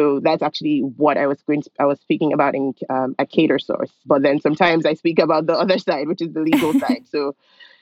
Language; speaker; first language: English; non-native, local second language; Yoruba